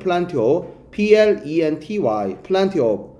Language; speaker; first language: English; non-native, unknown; Korean